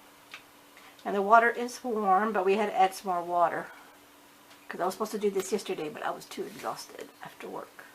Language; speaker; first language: English; native; English